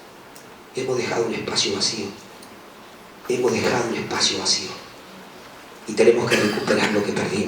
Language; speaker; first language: Spanish; native; Spanish